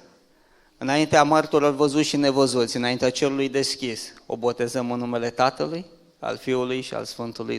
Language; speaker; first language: Romanian; native; Romanian